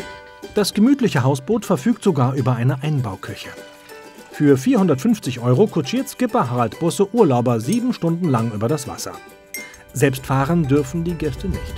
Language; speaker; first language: German; native; German